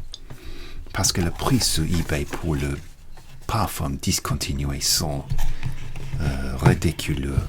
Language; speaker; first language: French; non-native, learner; English